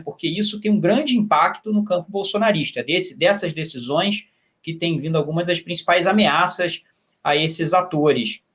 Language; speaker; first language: Portuguese; native; Portuguese